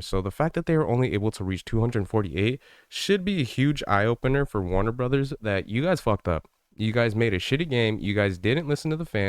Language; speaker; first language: English; native; English